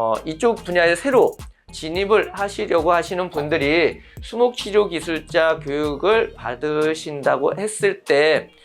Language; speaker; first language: Korean; native; Korean